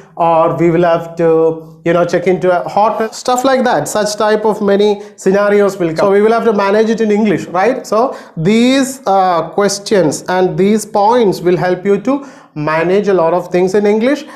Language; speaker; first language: English; non-native, local second language; Malayalam